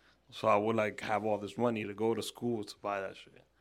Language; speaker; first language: English; early bilingual, other home language; Spanish